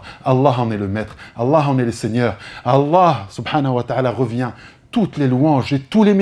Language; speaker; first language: French; native; French